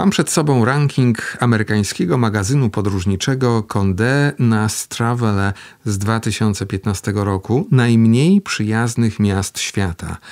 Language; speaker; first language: Polish; native; Polish